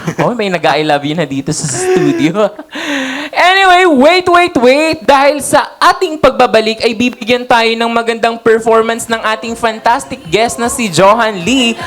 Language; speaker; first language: Filipino; native; Filipino